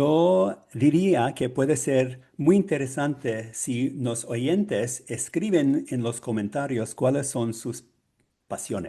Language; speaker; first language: Spanish; non-native, learner; English